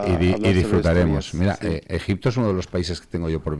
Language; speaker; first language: Spanish; native; Spanish